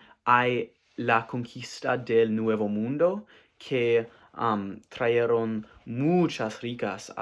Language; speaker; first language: Spanish; non-native, learner; English